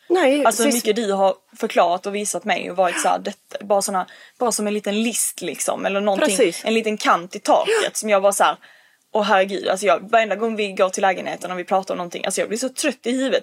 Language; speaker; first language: Swedish; early bilingual, other home language; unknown